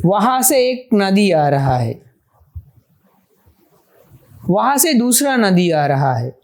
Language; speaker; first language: Hindi; non-native, fluent; Sinhala